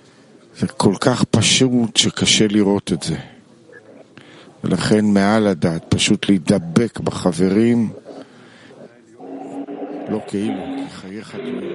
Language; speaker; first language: Hebrew; non-native, learner; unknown